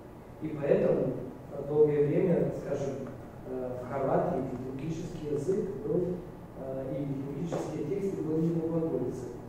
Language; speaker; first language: Russian; non-native, fluent; Bulgarian